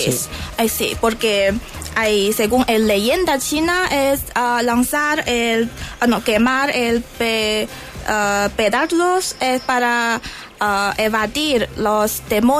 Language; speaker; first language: Spanish; non-native, learner; Chinese